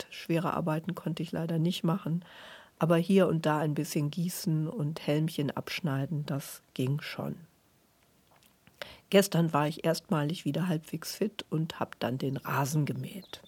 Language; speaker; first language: German; native; German